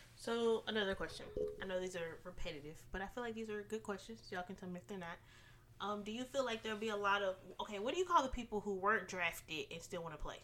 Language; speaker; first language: English; native; English